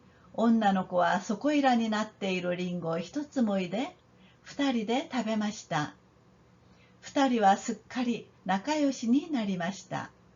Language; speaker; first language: Japanese; non-native, fluent; Korean